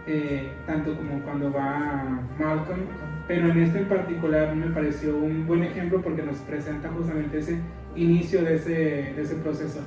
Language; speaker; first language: Spanish; native; Spanish